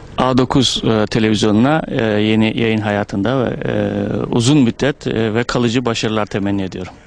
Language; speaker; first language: Turkish; native; Turkish